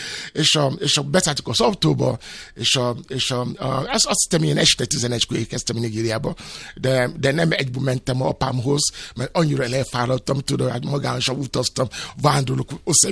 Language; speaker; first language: Hungarian; non-native, fluent; Yoruba